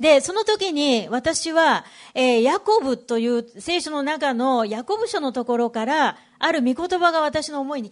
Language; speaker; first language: Japanese; native; Japanese